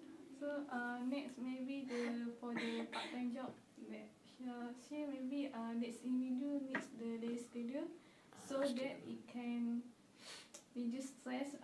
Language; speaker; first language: English; non-native, local second language; Malay